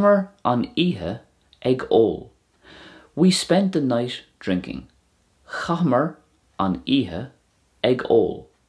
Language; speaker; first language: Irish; non-native, local second language; English